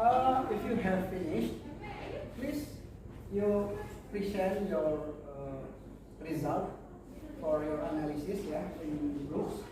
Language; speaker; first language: English; non-native, learner; Indonesian